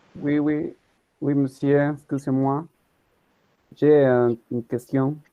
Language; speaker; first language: French; non-native, learner; Spanish